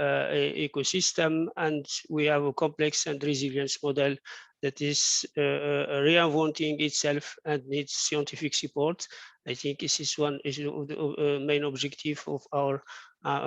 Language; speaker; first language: English; non-native, fluent; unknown